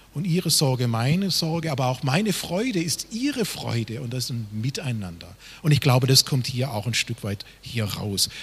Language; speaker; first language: German; native; German